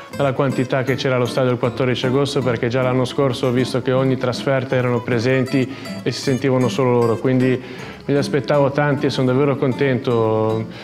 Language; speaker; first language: Italian; native; Italian